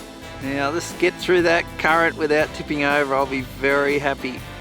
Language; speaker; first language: English; native; English